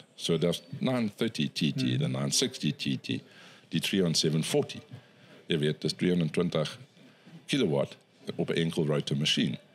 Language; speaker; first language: Afrikaans; non-native, local second language; English